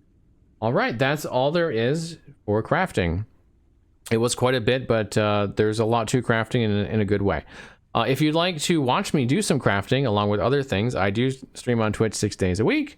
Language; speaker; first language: English; native; English